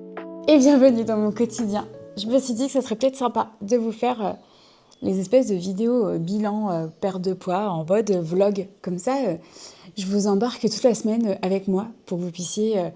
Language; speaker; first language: French; native; French